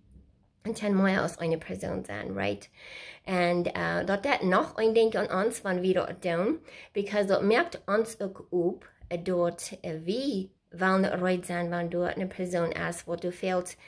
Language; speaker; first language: German; non-native, learner; Plautdietsch